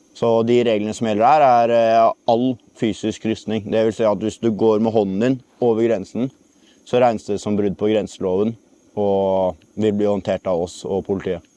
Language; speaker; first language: Norwegian; native; Norwegian